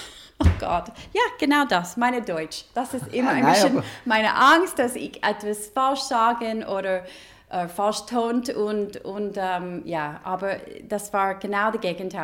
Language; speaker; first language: German; non-native, learner; English